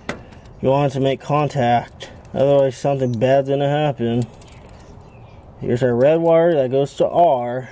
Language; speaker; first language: English; native; English